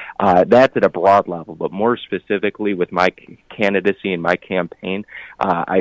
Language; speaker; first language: English; native; English